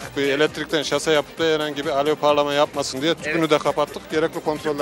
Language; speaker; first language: Turkish; native; Turkish